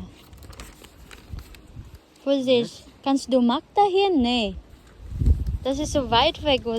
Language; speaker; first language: German; non-native, learner; Filipino